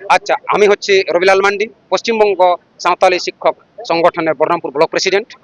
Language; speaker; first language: Bangla; non-native, local second language; Santali